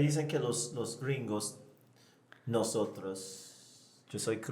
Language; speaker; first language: Spanish; non-native, fluent; English